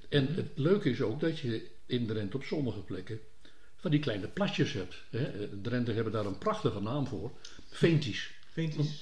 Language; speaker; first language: Dutch; native; Dutch